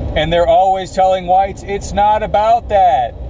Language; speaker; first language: English; native; English